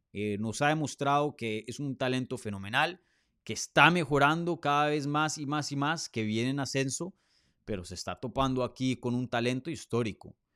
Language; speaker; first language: Spanish; native; Spanish